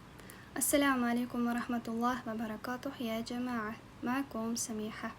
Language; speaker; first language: Arabic; non-native, fluent; Uzbek